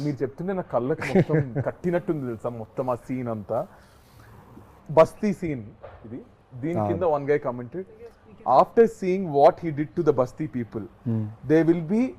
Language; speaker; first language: Telugu; native; Telugu